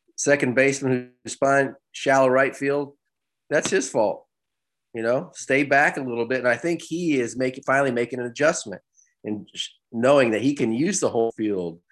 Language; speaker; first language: English; native; English